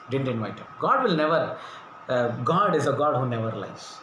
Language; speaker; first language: English; non-native, local second language; Telugu